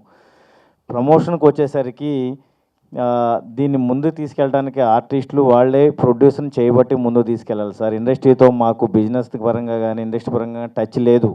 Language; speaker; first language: Telugu; native; Telugu